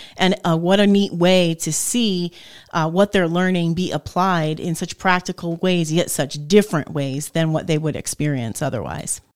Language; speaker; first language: English; native; English